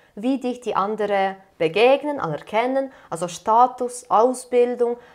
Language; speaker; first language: German; non-native, fluent; Ukrainian